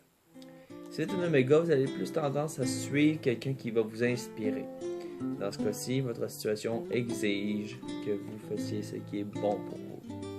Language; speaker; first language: French; native; French